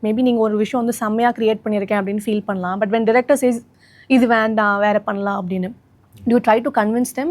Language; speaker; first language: Tamil; native; Tamil